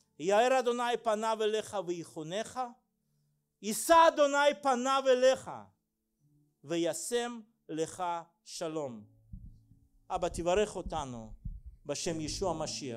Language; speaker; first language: Hebrew; non-native, fluent; Russian